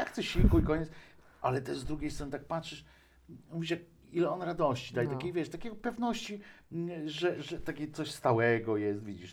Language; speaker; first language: Polish; native; Polish